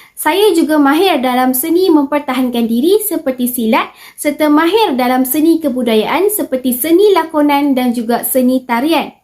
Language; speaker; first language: Malay; native; Malay